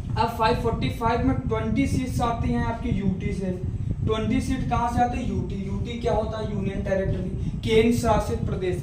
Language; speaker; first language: Hindi; native; Hindi